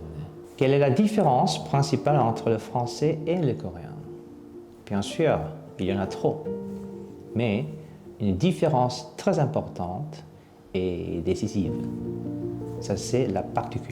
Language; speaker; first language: French; non-native, fluent; Korean